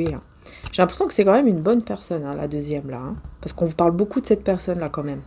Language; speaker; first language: French; native; French